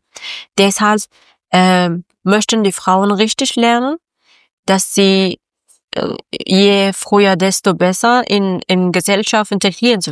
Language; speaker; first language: German; non-native, learner; Persian